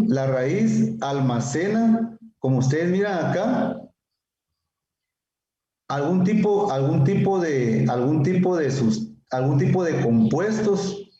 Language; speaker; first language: Spanish; native; Spanish